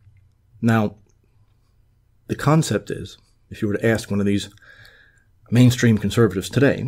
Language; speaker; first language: English; native; English